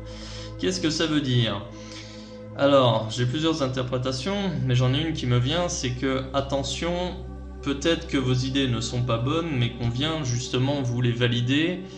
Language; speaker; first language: French; native; French